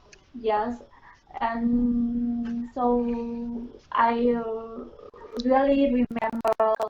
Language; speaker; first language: English; non-native, learner; Vietnamese